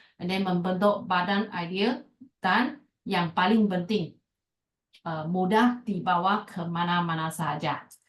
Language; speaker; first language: Malay; non-native, local second language; Chinese